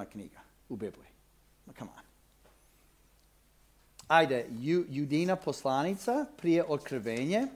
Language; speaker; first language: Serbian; non-native, fluent; English